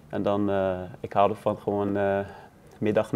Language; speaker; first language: Dutch; non-native, learner; Persian